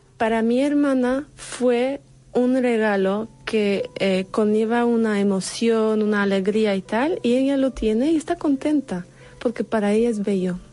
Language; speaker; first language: Spanish; non-native, fluent; Polish